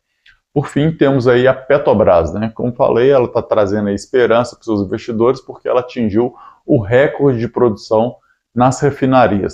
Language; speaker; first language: Portuguese; native; Portuguese